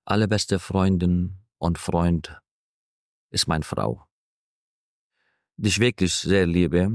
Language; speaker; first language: German; non-native, fluent; Arabic